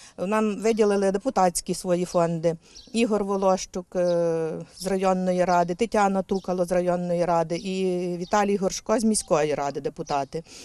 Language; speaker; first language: Ukrainian; native; Ukrainian